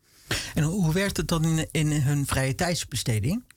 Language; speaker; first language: Dutch; native; Dutch